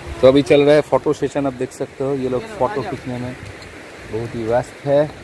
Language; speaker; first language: Hindi; non-native, local second language; Bangla